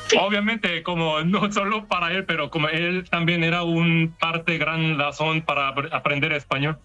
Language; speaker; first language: Spanish; non-native, learner; Korean